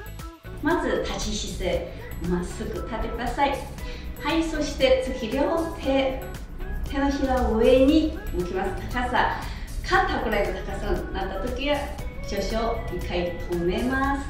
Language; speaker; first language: Japanese; non-native, fluent; Chinese